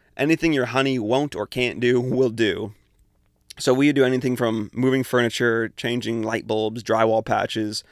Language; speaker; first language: English; native; English